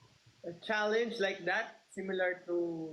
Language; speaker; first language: English; non-native, local second language; Filipino